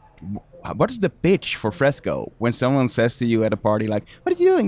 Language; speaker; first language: English; non-native, fluent; Dutch